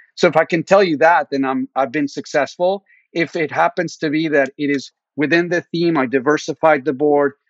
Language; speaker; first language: English; early bilingual, other home language; Spanish